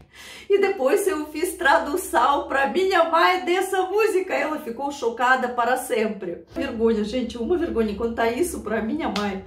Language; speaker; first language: Portuguese; non-native, learner; Russian